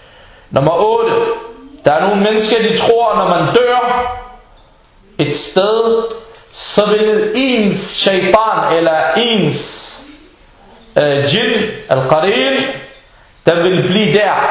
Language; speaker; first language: Danish; non-native, fluent; Arabic